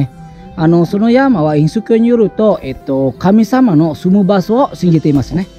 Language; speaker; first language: Japanese; non-native, fluent; Indonesian